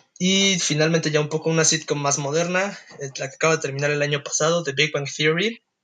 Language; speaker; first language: Spanish; native; Spanish